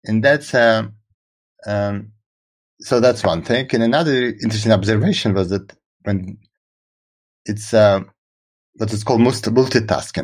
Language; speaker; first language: English; non-native, fluent; Russian